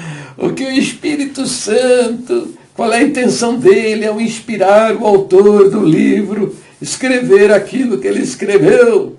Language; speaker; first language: Portuguese; native; Portuguese